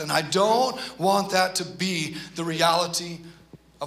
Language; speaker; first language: English; native; English